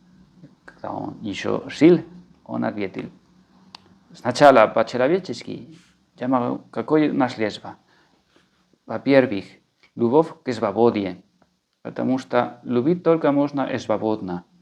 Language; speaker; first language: Russian; non-native, fluent; Spanish